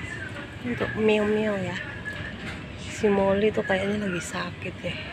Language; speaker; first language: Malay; non-native, local second language; Javanese